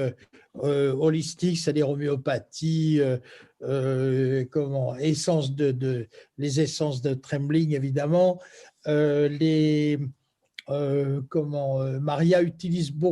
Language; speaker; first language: French; native; French